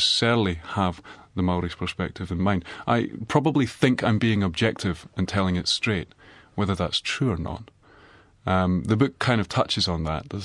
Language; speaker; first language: English; native; English